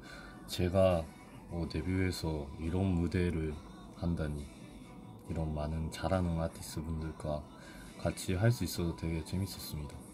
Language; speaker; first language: Korean; non-native, fluent; Japanese